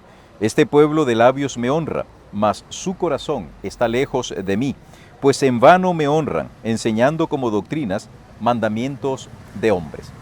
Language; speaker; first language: Spanish; native; Spanish